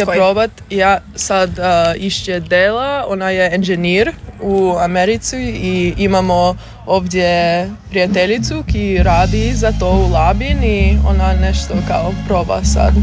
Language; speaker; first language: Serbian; early bilingual, heritage; English